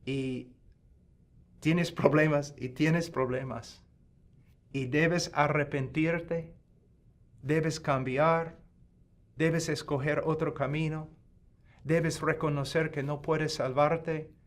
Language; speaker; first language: Spanish; non-native, fluent; English